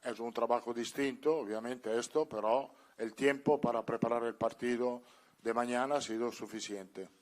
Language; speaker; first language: Spanish; non-native, fluent; Italian